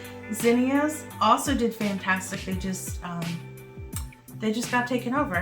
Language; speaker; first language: English; native; English